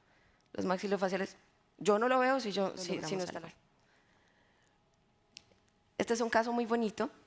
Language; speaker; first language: Spanish; native; Spanish